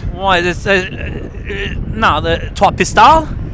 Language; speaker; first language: English; native; English